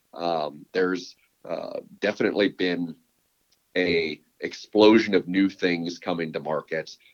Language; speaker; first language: English; native; English